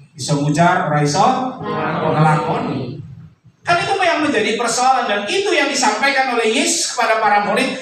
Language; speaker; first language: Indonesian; native; Indonesian